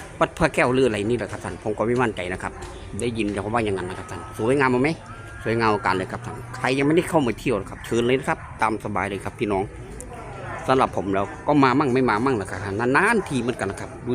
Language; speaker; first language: Thai; native; Thai